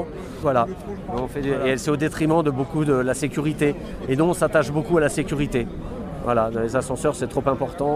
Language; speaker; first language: French; native; French